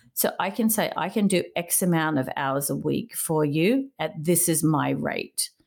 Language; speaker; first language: English; native; English